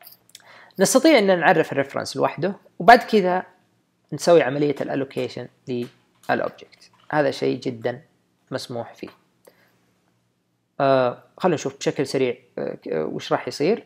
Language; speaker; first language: Arabic; native; Arabic